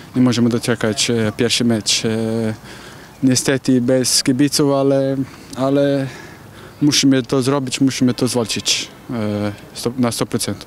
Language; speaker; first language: Polish; non-native, learner; Slovenian